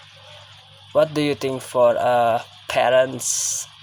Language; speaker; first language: English; non-native, learner; Indonesian